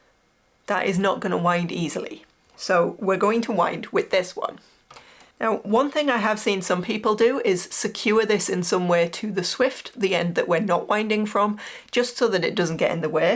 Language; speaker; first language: English; native; English